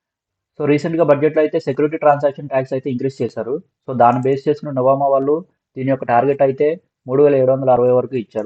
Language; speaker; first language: Telugu; native; Telugu